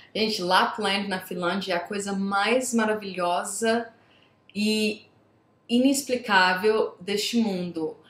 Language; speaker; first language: Portuguese; native; Portuguese